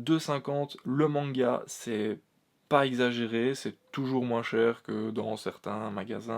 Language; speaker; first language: French; native; French